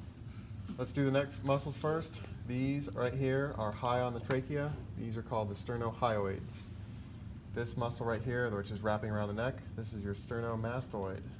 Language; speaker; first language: English; native; English